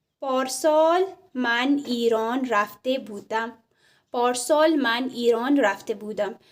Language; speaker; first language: Persian; non-native, fluent; Urdu